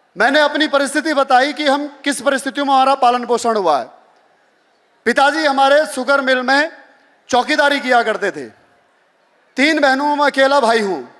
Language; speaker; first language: Hindi; native; Hindi